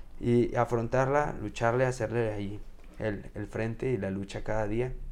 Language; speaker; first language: Spanish; native; Spanish